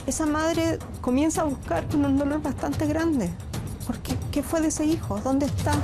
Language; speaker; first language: Spanish; native; Spanish